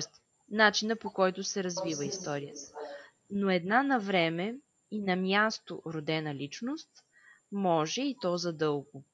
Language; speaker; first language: Bulgarian; native; Bulgarian